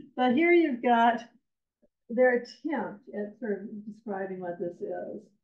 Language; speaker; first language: English; native; English